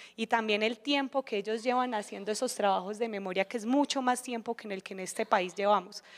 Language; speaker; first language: Spanish; native; Spanish